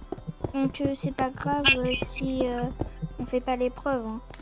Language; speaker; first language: French; native; French